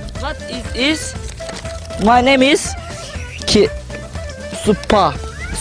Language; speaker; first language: English; non-native, learner; Turkish